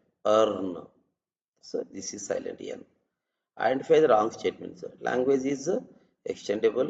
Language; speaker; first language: English; non-native, local second language; Telugu